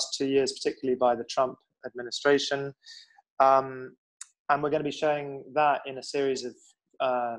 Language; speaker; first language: English; native; English